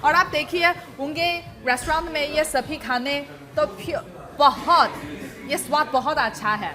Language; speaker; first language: Hindi; non-native, fluent; Chinese